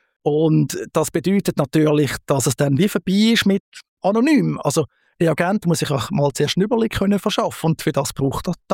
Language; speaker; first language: German; native; German